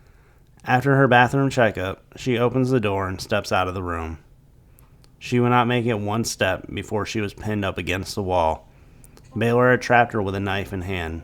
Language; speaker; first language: English; native; English